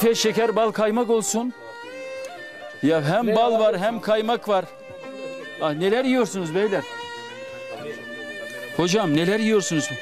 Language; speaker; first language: Turkish; native; Turkish